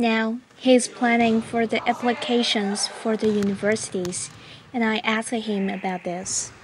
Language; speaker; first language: English; non-native, fluent; Chinese